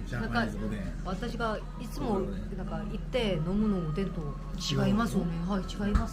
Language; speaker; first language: Japanese; non-native, learner; Korean